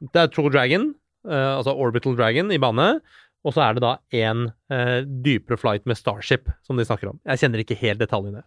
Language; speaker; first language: Norwegian; early bilingual, other home language; Persian